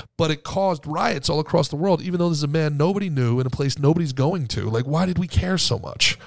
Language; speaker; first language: English; native; English